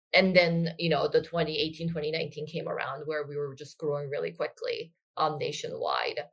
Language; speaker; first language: English; non-native, fluent; Korean